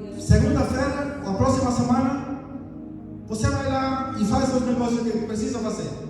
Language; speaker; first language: Portuguese; non-native, fluent; Spanish